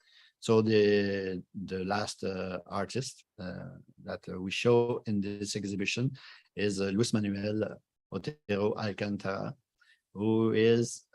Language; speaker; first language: English; non-native, fluent; French